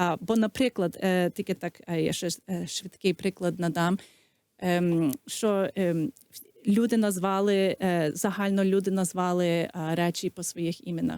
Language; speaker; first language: Ukrainian; early bilingual, heritage; Ukrainian